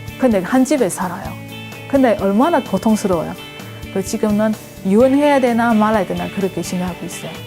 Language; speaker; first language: Korean; non-native, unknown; Indonesian